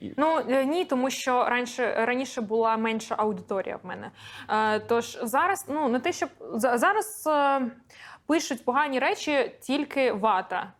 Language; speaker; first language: Ukrainian; non-native, local second language; Russian